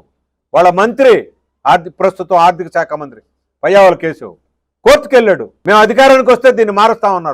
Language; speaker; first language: Telugu; native; Telugu